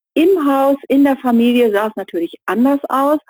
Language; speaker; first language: German; native; German